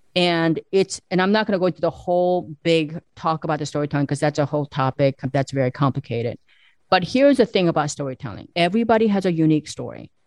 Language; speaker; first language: English; early bilingual, other home language; Korean